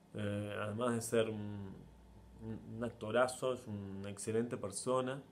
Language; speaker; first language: Spanish; native; Spanish